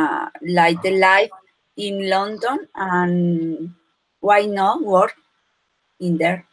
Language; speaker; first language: English; non-native, learner; Spanish